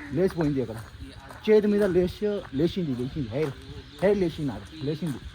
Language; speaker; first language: Telugu; non-native, local second language; Hindi